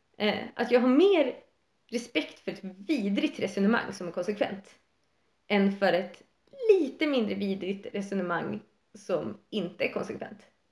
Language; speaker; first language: Swedish; native; Swedish